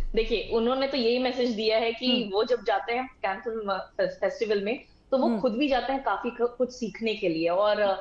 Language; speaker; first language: Hindi; native; Hindi